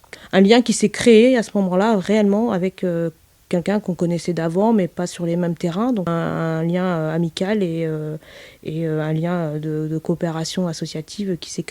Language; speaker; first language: French; native; French